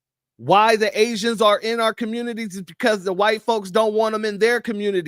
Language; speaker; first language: English; native; English